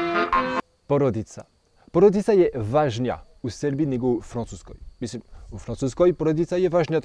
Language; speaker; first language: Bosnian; non-native, fluent; French